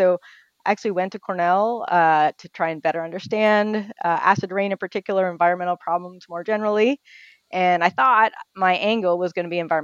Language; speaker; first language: English; native; English